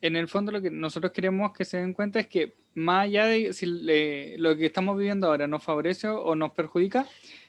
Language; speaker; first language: Spanish; native; Spanish